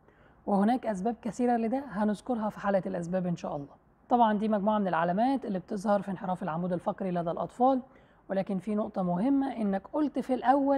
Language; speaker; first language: Arabic; native; Arabic